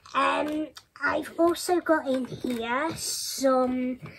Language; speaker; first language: English; native; English